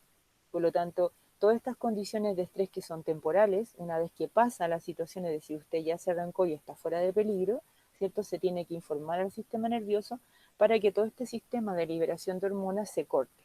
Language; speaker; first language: Spanish; native; Spanish